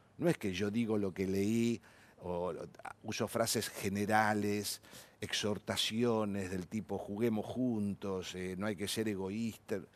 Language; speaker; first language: Spanish; native; Spanish